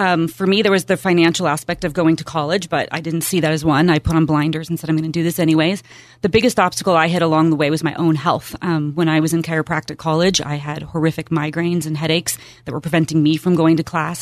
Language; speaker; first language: English; native; English